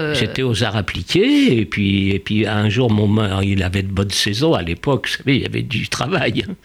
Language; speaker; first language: French; early bilingual, other home language; Yiddish